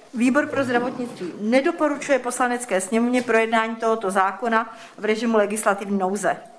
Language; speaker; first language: Czech; native; Czech